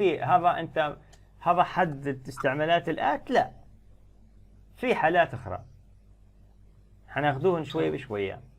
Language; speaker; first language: Arabic; native; Arabic